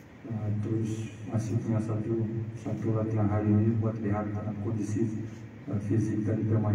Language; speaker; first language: Indonesian; non-native, fluent; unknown